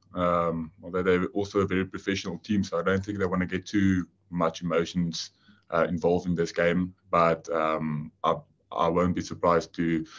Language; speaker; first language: English; non-native, local second language; Afrikaans